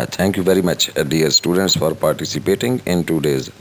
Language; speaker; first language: English; non-native, local second language; Urdu